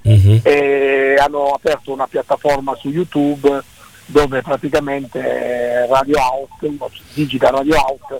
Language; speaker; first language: Italian; native; Italian